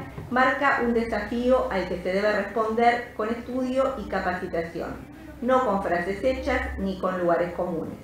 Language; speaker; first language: Spanish; native; Spanish